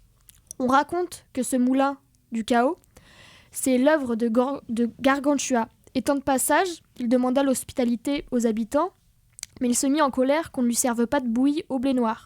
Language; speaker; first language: French; native; French